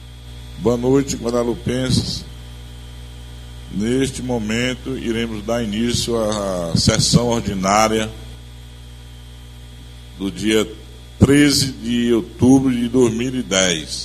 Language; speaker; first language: Portuguese; native; Portuguese